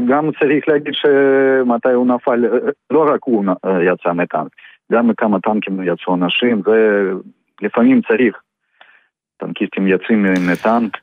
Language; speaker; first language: Hebrew; non-native, fluent; Russian